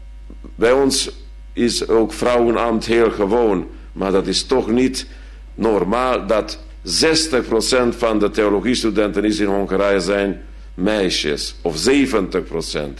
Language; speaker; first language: Dutch; non-native, fluent; Hungarian